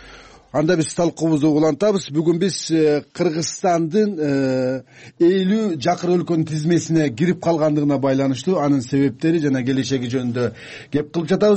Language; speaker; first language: Kyrgyz; native; Kyrgyz